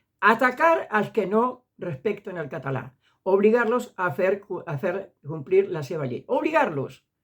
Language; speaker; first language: Catalan; non-native, fluent; Spanish